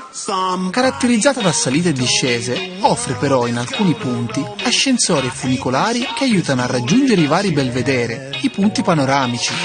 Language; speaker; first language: Italian; native; Italian